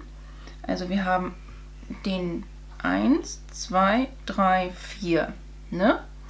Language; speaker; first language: German; native; German